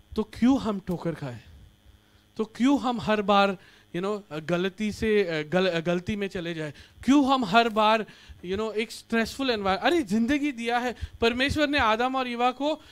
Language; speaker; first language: Hindi; non-native, local second language; Marathi